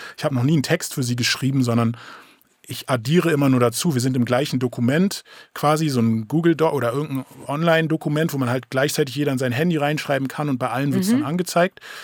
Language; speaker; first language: German; early bilingual, other home language; English